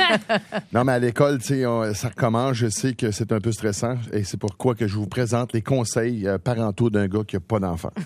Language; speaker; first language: French; native; French